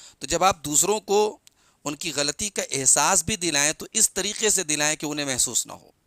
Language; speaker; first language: Urdu; native; Urdu